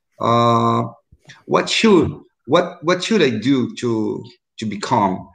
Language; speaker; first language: English; non-native, learner; Portuguese